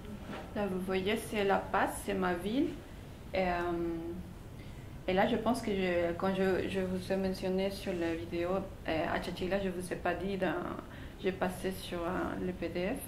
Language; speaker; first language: French; non-native, fluent; Spanish